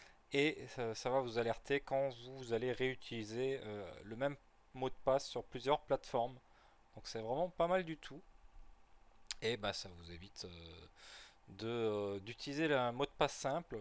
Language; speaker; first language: French; native; French